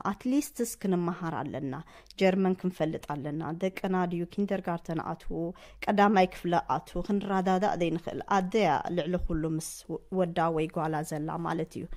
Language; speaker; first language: Tigrinya; native; Tigrinya